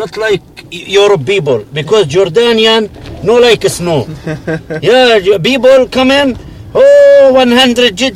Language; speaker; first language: English; non-native, learner; Arabic